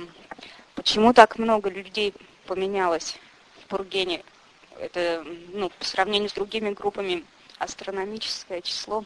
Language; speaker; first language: Russian; non-native, fluent; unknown